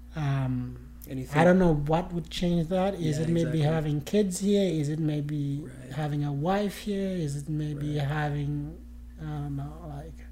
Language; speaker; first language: English; non-native, fluent; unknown